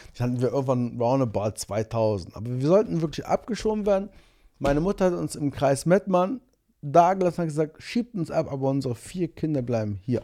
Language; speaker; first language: German; early bilingual, other home language; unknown